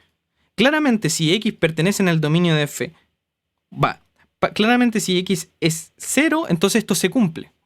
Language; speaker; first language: Spanish; native; Spanish